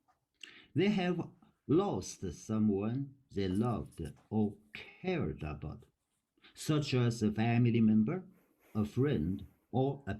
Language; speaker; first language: English; non-native, learner; Chinese